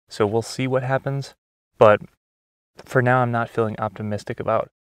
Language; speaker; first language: English; native; English